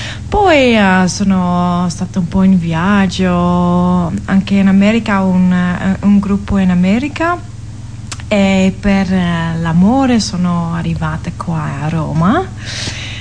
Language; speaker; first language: Italian; non-native, learner; Dutch